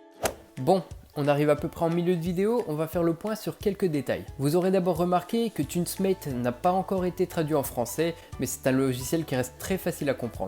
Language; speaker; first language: French; native; French